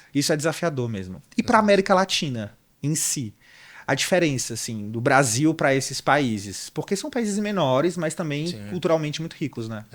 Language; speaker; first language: Portuguese; native; Portuguese